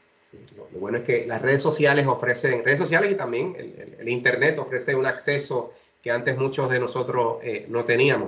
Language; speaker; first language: Spanish; non-native, local second language; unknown